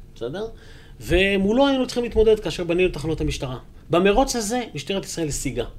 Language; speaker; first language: Hebrew; native; Hebrew